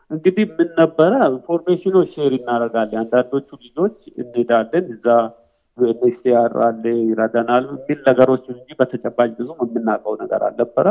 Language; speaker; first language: Amharic; non-native, local second language; Oromo